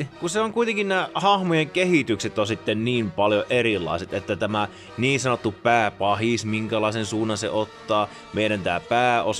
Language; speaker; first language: Finnish; native; Finnish